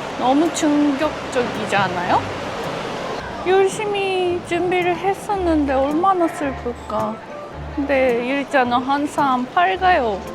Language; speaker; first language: Korean; non-native, fluent; Japanese